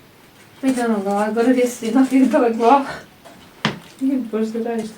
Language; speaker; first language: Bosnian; non-native, learner; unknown